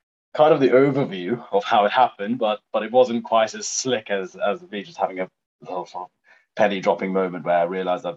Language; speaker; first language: English; native; English